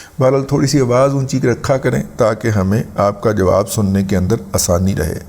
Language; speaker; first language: Urdu; non-native, local second language; Punjabi